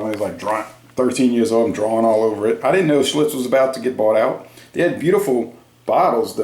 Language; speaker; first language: English; native; English